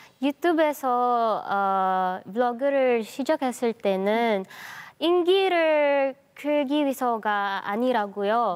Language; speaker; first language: Korean; non-native, learner; Filipino